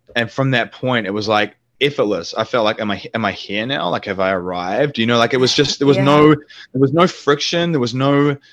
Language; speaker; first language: English; native; English